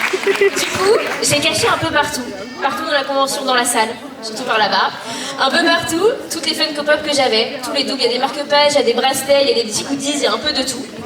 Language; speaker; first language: French; native; French